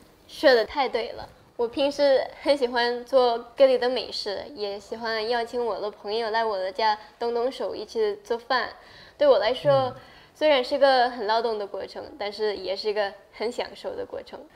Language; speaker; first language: Chinese; non-native, fluent; Spanish